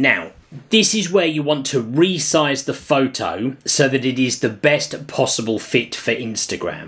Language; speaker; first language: English; native; English